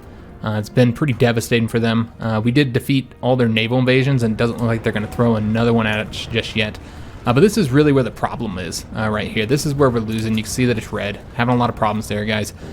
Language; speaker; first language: English; native; English